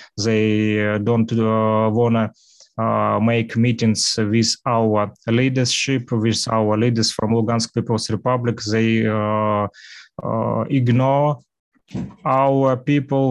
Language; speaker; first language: English; non-native, learner; Russian